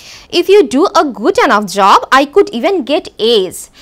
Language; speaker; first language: English; non-native, local second language; Bangla